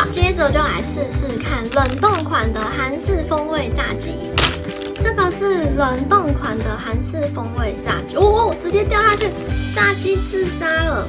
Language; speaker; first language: Chinese; native; Chinese